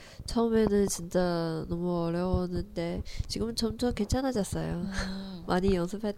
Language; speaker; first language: Korean; non-native, learner; Chinese